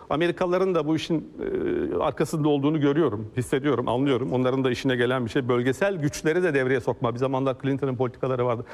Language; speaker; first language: Turkish; native; Turkish